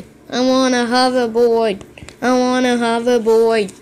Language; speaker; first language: English; native; English